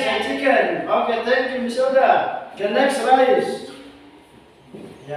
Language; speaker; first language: English; non-native, learner; Indonesian